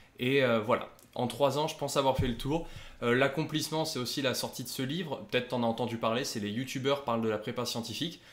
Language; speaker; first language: French; native; French